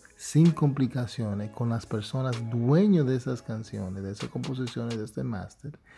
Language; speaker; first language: Spanish; early bilingual, heritage; Spanish